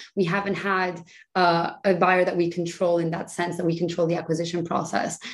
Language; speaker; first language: English; early bilingual, other home language; Spanish